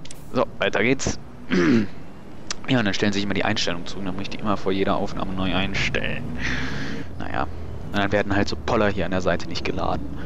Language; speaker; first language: German; native; German